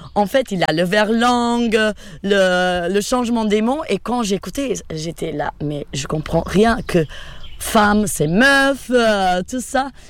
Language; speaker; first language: French; non-native, fluent; Portuguese